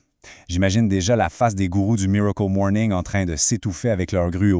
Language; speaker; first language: French; native; French